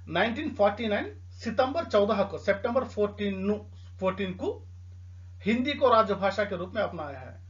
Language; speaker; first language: Hindi; non-native, local second language; Telugu